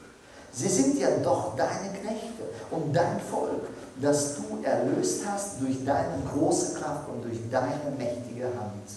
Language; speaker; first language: German; non-native, fluent; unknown